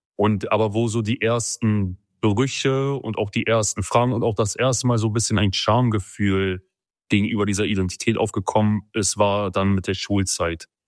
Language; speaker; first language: German; early bilingual, other home language; Kurdish